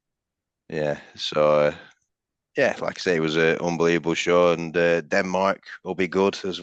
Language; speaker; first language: English; native; English